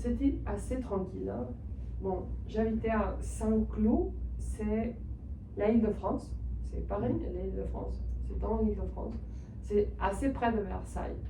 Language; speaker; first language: French; non-native, fluent; Spanish